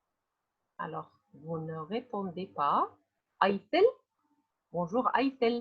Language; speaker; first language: French; non-native, fluent; Arabic